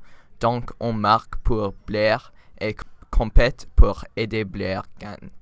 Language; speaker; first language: French; non-native, learner; English